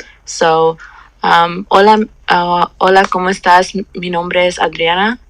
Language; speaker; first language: Spanish; non-native, learner; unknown